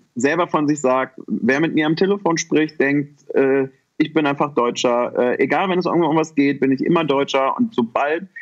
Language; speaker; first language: German; native; German